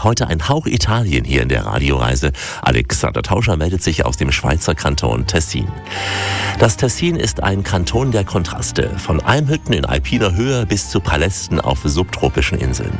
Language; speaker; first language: German; native; German